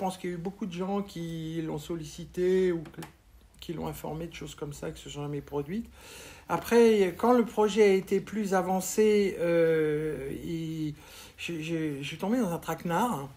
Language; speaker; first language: French; native; French